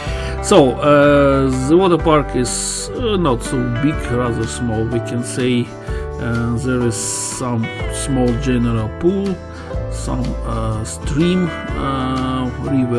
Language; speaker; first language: English; non-native, fluent; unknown